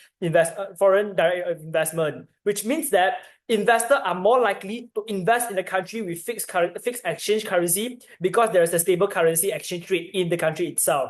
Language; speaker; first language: English; non-native, learner; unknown